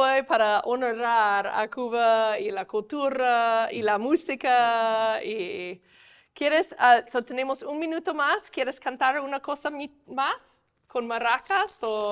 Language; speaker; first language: Spanish; non-native, fluent; English